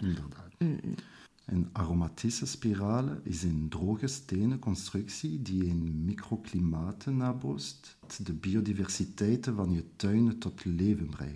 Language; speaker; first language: Dutch; non-native, local second language; French